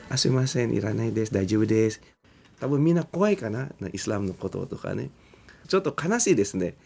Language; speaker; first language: Japanese; non-native, fluent; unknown